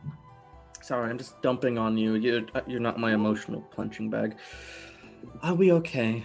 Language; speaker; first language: English; native; English